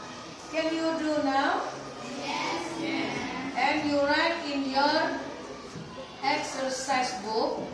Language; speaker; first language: English; non-native, learner; Indonesian